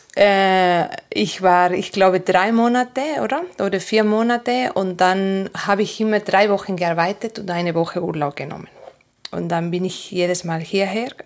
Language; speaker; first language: German; non-native, fluent; Spanish